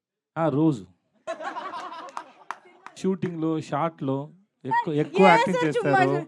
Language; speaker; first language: Telugu; non-native, learner; Tamil